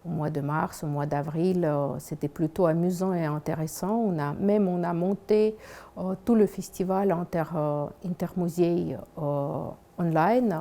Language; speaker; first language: French; non-native, fluent; Russian